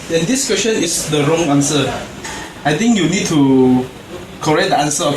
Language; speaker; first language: English; non-native, learner; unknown